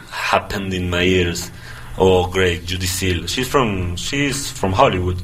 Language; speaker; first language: English; non-native, fluent; Spanish